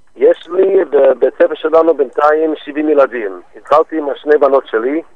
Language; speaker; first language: Hebrew; non-native, fluent; English